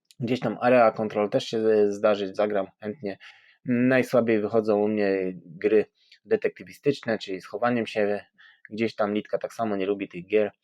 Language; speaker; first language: Polish; native; Polish